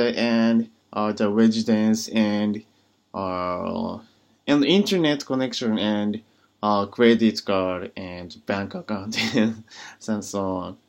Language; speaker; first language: English; non-native, learner; Japanese